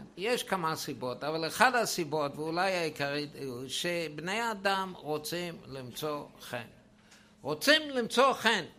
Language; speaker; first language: Hebrew; non-native, fluent; German